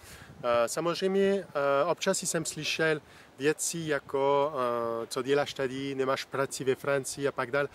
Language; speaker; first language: Czech; non-native, fluent; French